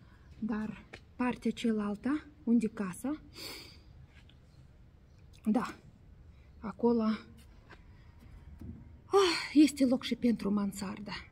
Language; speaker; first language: Romanian; non-native, learner; Russian